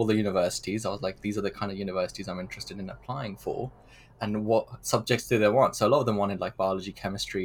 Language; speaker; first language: English; early bilingual, other home language; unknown